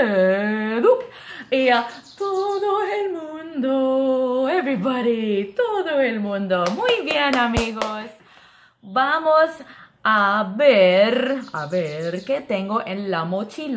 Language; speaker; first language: Spanish; non-native, fluent; English